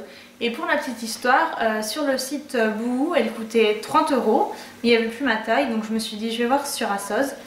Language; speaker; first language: French; native; French